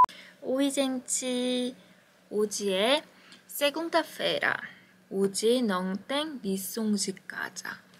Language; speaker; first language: Portuguese; non-native, learner; Korean